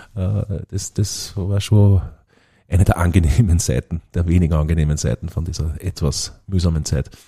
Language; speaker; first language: German; native; German